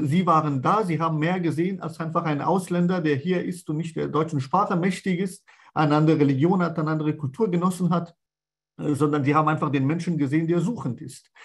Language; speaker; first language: German; non-native, fluent; Persian